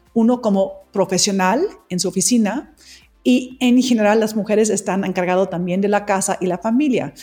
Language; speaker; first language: Spanish; non-native, fluent; English